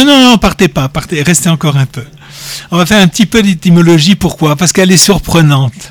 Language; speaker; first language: French; native; French